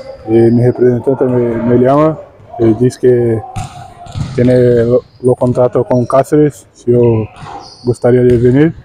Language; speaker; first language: Spanish; non-native, learner; Portuguese